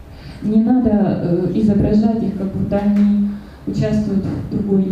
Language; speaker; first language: Russian; native; Russian